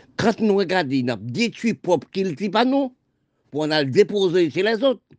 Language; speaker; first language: French; non-native, local second language; Haitian Creole